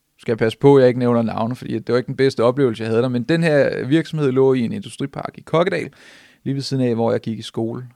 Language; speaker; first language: Danish; native; Danish